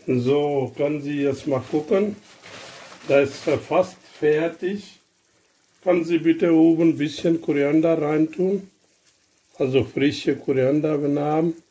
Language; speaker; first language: German; non-native, learner; Urdu